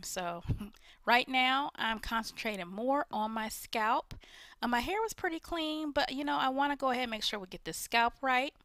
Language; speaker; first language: English; native; English